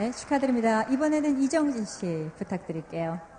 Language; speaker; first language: Korean; native; Korean